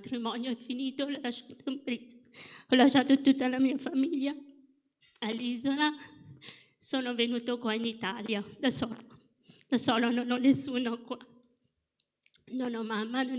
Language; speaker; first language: Italian; non-native, fluent; Morisyen